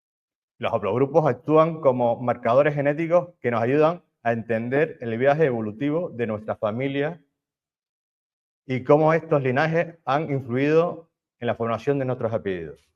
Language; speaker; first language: Spanish; native; Spanish